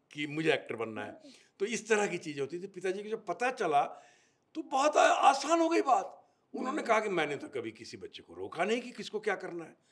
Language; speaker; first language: Hindi; native; Hindi